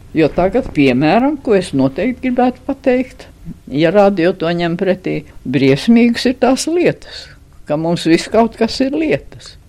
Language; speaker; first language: Latvian; native; Latvian